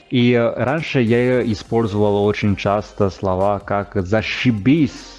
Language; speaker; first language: Russian; non-native, fluent; Italian